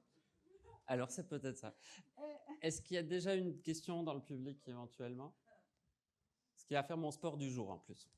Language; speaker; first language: French; native; French